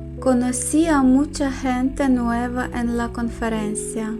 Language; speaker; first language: Spanish; non-native, fluent; Ukrainian